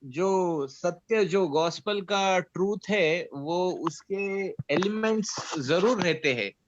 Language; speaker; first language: Hindi; non-native, local second language; Marathi